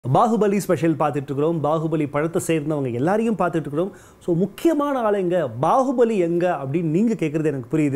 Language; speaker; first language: Tamil; native; Tamil